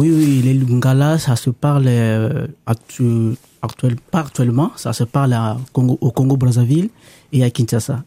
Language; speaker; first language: French; non-native, local second language; Lingala